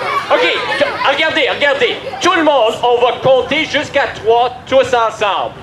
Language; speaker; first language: French; native; French